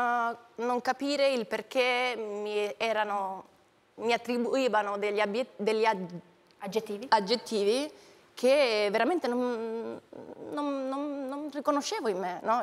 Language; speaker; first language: Italian; non-native, fluent; Spanish